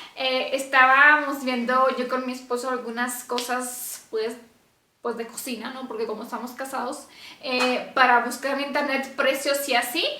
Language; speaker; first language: Spanish; non-native, fluent; Romanian